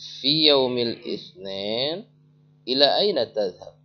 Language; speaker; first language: Arabic; non-native, fluent; Indonesian